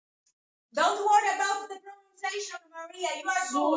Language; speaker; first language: English; non-native, fluent; Italian